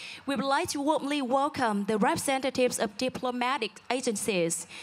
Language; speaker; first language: English; non-native, fluent; Vietnamese